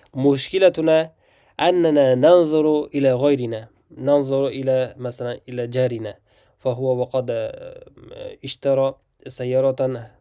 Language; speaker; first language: Arabic; non-native, fluent; Uzbek